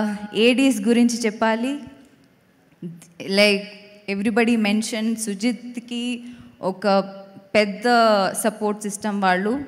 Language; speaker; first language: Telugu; non-native, fluent; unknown